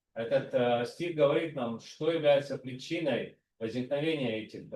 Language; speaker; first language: Russian; native; Russian